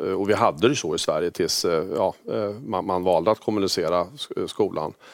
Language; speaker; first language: Swedish; native; Swedish